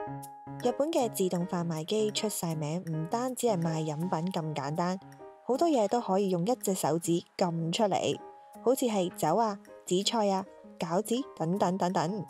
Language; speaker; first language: Cantonese; native; Cantonese